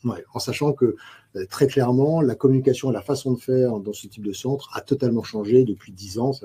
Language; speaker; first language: French; native; French